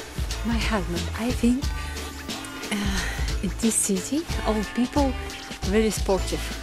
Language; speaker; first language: English; non-native, learner; Russian